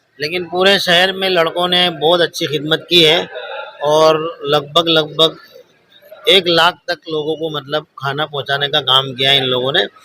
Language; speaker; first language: Hindi; native; Hindi